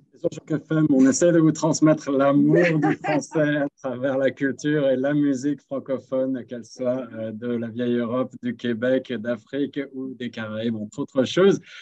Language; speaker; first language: French; native; French